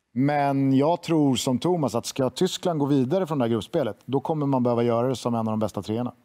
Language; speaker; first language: Swedish; native; Swedish